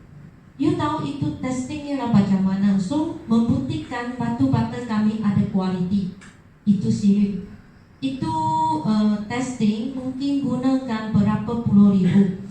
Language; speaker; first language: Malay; non-native, local second language; Chinese